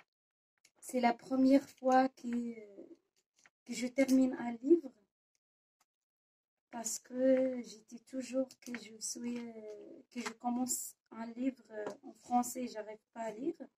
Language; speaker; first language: French; non-native, learner; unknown